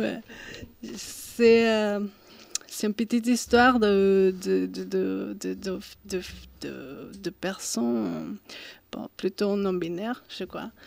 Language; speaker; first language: French; non-native, fluent; Spanish